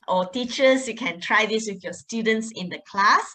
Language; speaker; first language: English; non-native, local second language; Malay